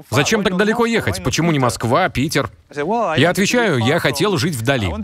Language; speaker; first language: Russian; non-native, fluent; Spanish